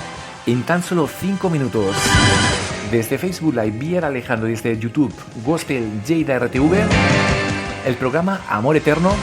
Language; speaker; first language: Spanish; native; Spanish